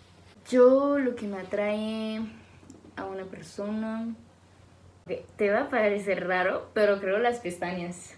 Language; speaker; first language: Spanish; non-native, fluent; French